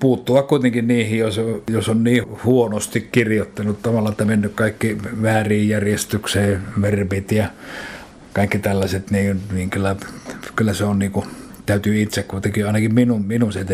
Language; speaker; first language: Finnish; native; Finnish